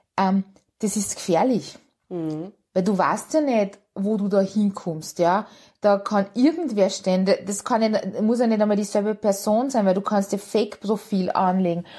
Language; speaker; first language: German; early bilingual, other home language; Hungarian